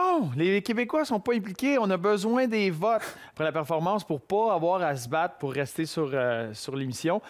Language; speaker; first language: French; native; French